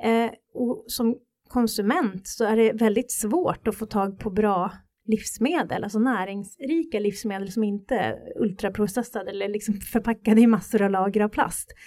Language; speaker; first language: Swedish; native; Swedish